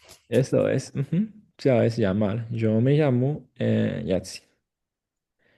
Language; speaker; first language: Spanish; non-native, fluent; Chinese